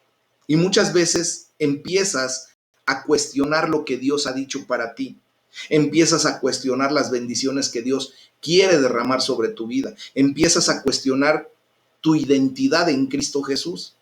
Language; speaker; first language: Spanish; native; Spanish